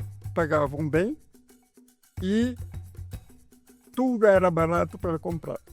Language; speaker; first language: Portuguese; non-native, local second language; Kabuverdianu